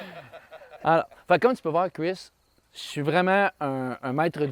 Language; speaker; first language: French; native; French